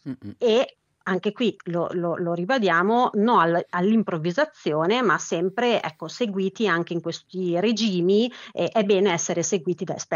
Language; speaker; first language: Italian; native; Italian